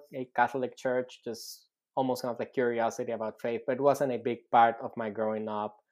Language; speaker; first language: English; non-native, fluent; Spanish